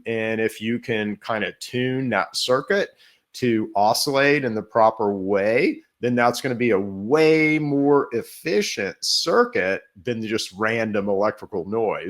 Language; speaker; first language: English; native; English